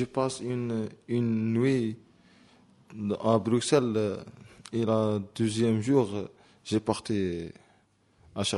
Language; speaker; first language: French; non-native, learner; Arabic